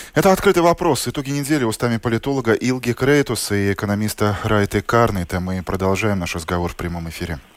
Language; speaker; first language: Russian; native; Russian